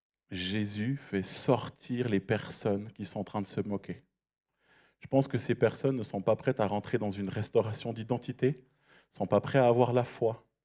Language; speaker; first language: French; native; French